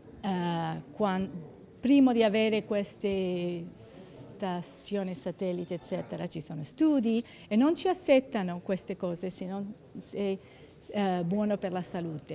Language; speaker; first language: Italian; non-native, fluent; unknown